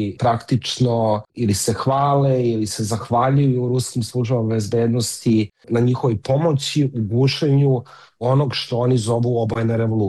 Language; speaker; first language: Serbian; native; Serbian